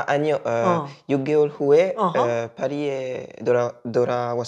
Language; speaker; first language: Korean; non-native, fluent; French